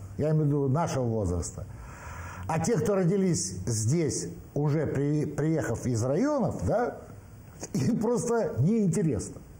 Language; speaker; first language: Russian; native; Russian